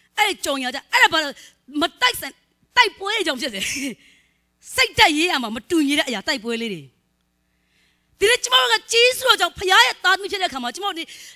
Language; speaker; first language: Burmese; non-native, local second language; Kachin